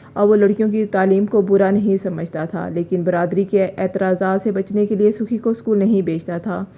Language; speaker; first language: Urdu; native; Urdu